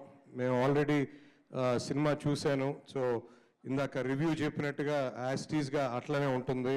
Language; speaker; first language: Telugu; native; Telugu